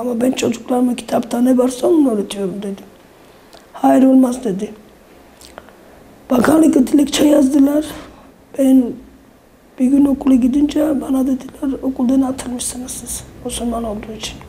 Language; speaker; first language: Turkish; non-native, fluent; Armenian